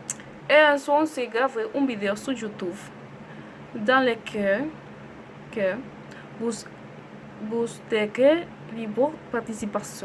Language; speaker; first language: French; non-native, learner; Spanish